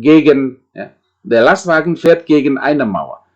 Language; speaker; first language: German; non-native, fluent; Indonesian